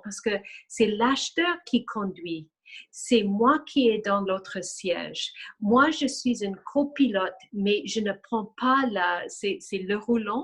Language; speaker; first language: French; non-native, fluent; English